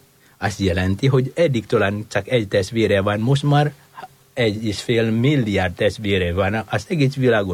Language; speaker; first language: Hungarian; non-native, fluent; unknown